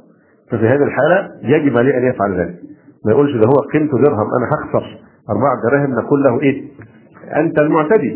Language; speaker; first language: Arabic; native; Arabic